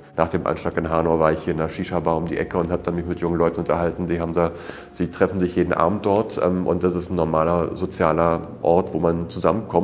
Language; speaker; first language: German; native; German